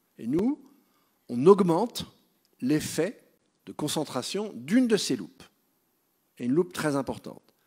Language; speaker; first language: French; native; French